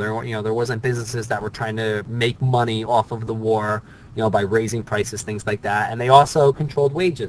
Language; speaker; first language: English; native; English